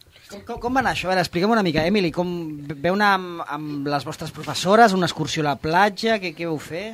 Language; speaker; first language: Catalan; native; Catalan